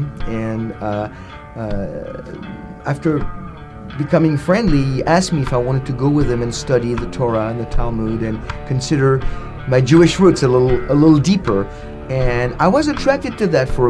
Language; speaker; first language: English; non-native, fluent; French